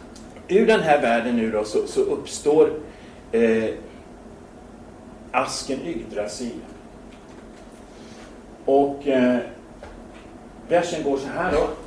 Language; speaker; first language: Swedish; native; Swedish